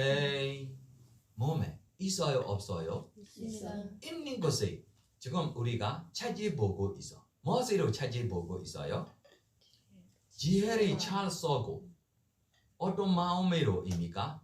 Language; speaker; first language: Korean; non-native, learner; Burmese